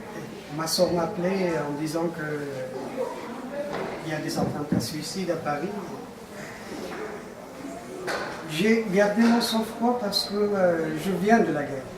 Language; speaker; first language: French; non-native, fluent; Persian